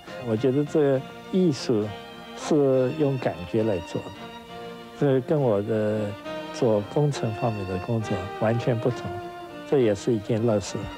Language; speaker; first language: Chinese; non-native, local second language; Wu Chinese